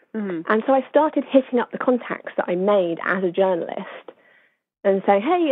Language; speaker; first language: English; native; English